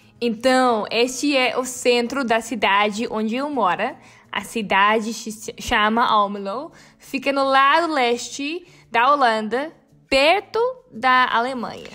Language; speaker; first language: Portuguese; non-native, learner; Dutch